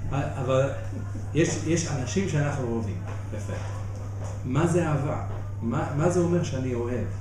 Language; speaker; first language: Hebrew; non-native, fluent; English